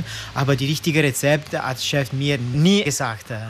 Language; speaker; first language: German; non-native, local second language; Italian